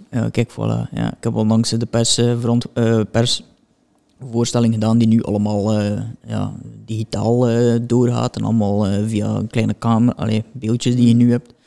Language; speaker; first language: Dutch; native; Dutch